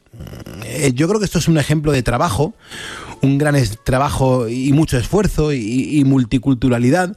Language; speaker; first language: Spanish; native; Spanish